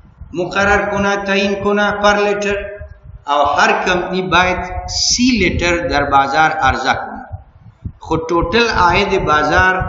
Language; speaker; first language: Persian; non-native, local second language; Pashto